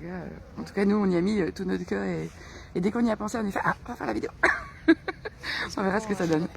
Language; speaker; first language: French; native; French